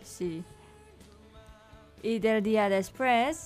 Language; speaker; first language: Catalan; non-native, learner; Indonesian